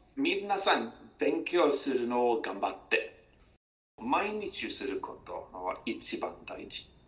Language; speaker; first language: Japanese; non-native, learner; Swedish